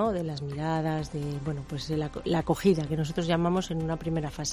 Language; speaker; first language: Spanish; native; Spanish